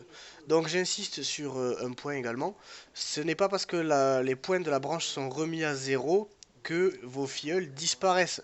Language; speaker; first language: French; native; French